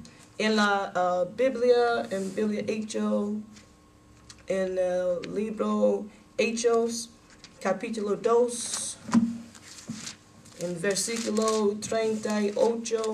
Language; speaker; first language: Spanish; non-native, learner; English